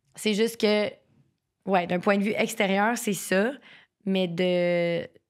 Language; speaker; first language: French; native; French